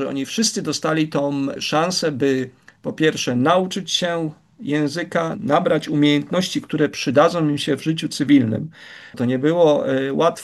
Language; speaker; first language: Polish; native; Polish